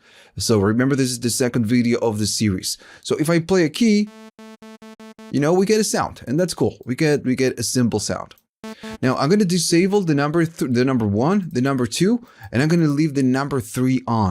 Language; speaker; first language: English; non-native, fluent; Spanish